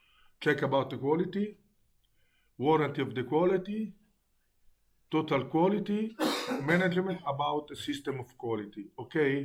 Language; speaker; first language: English; non-native, learner; Italian